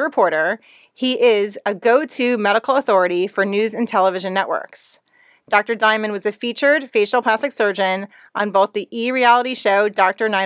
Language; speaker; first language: English; native; English